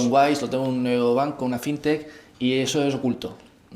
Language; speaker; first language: Spanish; native; Spanish